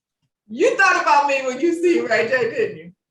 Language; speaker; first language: English; native; English